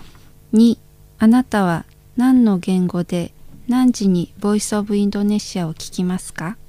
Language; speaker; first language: Japanese; non-native, learner; Indonesian